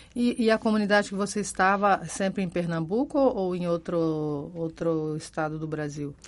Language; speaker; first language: Portuguese; native; Portuguese